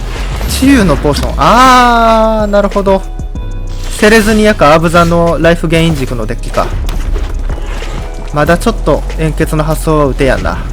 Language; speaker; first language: Japanese; native; Japanese